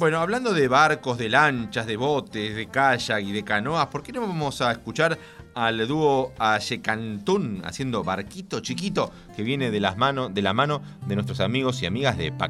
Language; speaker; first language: Spanish; native; Spanish